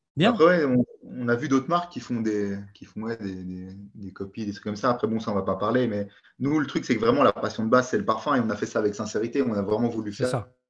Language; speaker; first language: French; native; French